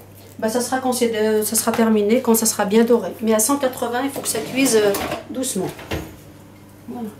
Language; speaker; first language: French; native; French